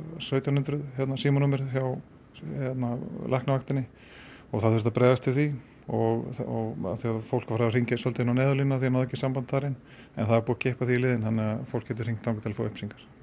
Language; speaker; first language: Icelandic; native; Icelandic